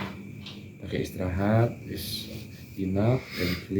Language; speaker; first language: English; non-native, learner; Indonesian